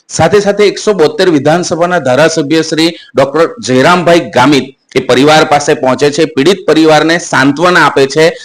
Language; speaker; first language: Gujarati; native; Gujarati